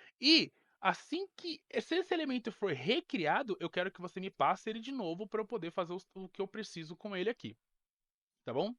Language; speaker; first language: Portuguese; native; Portuguese